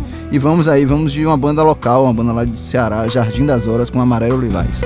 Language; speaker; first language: Portuguese; native; Portuguese